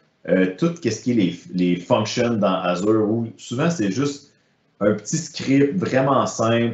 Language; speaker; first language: French; native; French